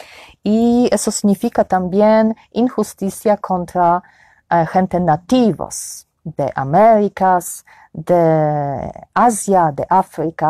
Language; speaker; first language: Spanish; non-native, learner; Polish